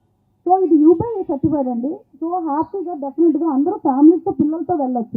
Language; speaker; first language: Telugu; native; Telugu